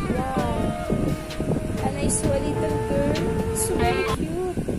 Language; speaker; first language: English; non-native, local second language; Filipino